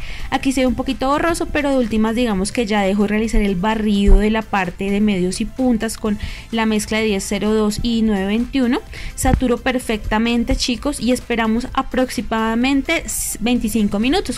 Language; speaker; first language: Spanish; native; Spanish